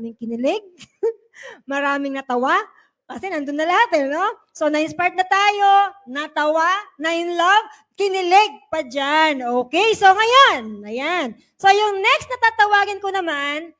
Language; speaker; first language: Filipino; native; Filipino